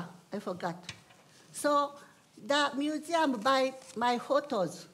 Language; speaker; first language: English; non-native, learner; Japanese